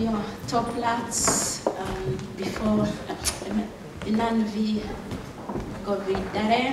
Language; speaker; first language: Swedish; non-native, learner; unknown